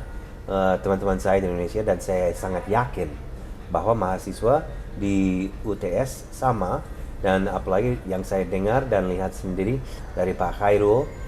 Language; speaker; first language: Indonesian; non-native, fluent; English